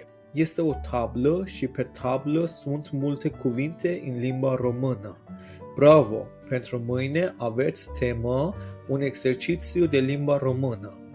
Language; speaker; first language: Romanian; non-native, fluent; Persian